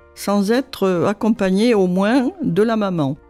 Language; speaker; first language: French; native; French